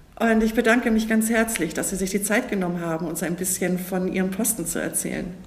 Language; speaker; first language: German; native; German